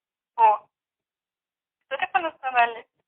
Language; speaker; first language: Russian; native; Russian